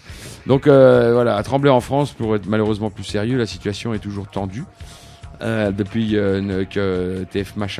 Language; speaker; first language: French; native; French